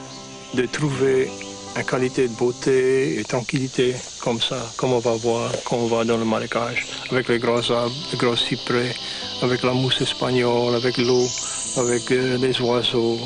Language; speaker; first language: French; non-native, local second language; English